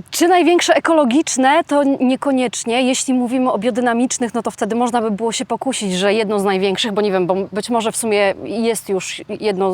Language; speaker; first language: Polish; native; Polish